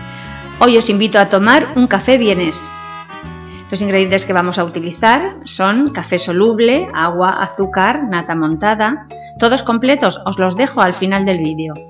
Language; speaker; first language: Spanish; native; Spanish